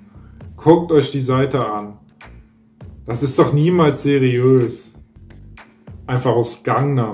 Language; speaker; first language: German; native; German